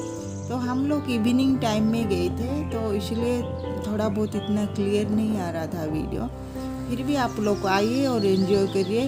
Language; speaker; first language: Hindi; non-native, local second language; Odia